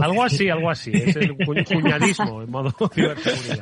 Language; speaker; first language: Spanish; native; Spanish